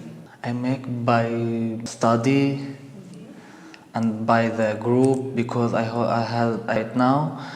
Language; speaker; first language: English; non-native, learner; Arabic